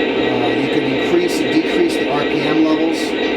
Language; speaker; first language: English; native; English